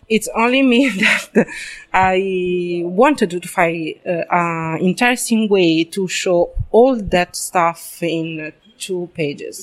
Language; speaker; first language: English; non-native, learner; Italian